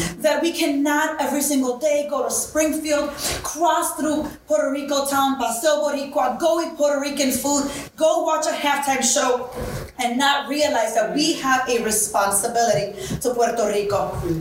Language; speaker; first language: English; early bilingual, other home language; Spanish